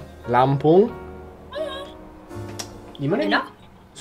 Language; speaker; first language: Indonesian; non-native, fluent; English